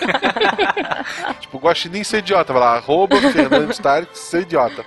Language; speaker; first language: Portuguese; native; Portuguese